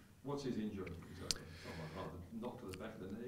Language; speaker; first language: English; native; English